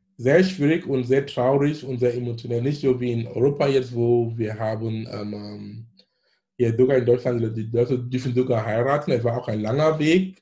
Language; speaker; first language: German; non-native, fluent; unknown